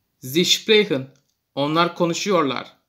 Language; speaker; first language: German; non-native, fluent; Turkish